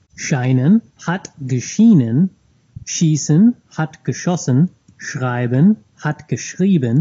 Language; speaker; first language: German; non-native, fluent; English